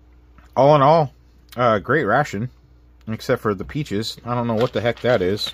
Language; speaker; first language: English; native; English